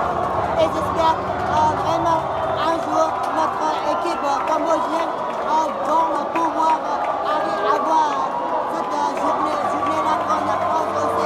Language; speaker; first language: French; non-native, fluent; Khmer